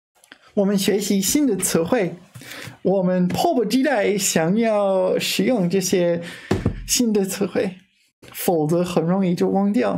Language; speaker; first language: Chinese; non-native, fluent; English